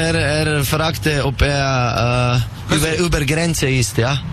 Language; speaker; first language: German; non-native, learner; Slovenian